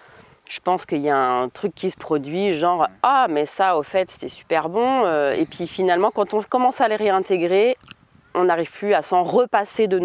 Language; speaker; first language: French; native; French